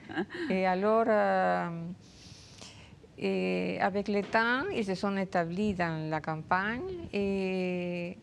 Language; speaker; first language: French; non-native, fluent; Spanish